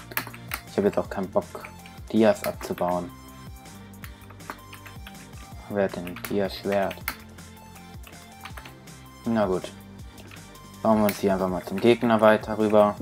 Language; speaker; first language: German; native; German